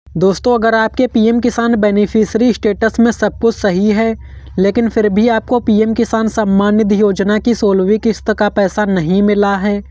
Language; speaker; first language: Hindi; non-native, local second language; Marathi